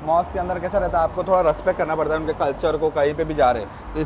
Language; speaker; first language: Hindi; native; Hindi